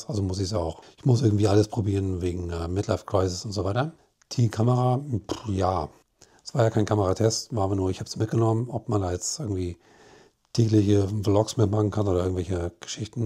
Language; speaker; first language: German; native; German